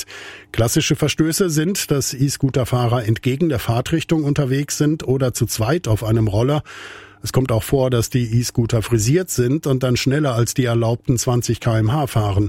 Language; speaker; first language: German; native; German